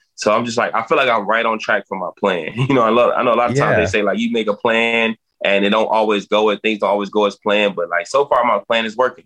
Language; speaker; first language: English; native; English